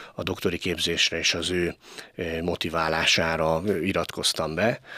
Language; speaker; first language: Hungarian; native; Hungarian